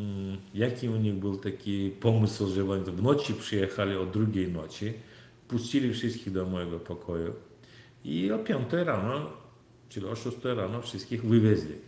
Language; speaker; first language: Polish; non-native, learner; Turkmen